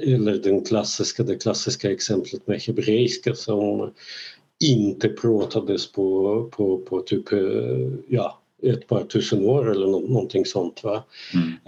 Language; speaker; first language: Swedish; non-native, fluent; Russian